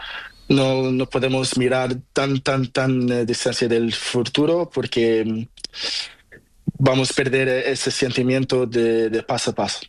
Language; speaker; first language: Spanish; non-native, learner; Portuguese